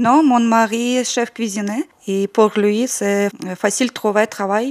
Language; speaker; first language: French; non-native, learner; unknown